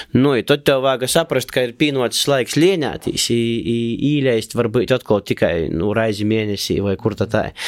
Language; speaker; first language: Latvian; native; Latvian